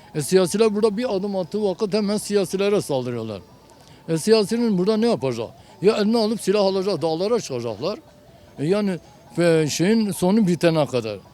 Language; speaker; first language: Turkish; non-native, local second language; Kurdish